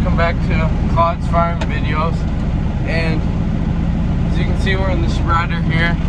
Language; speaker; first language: English; native; English